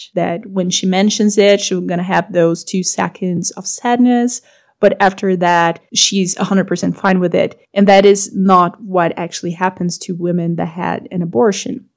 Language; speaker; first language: English; non-native, fluent; Portuguese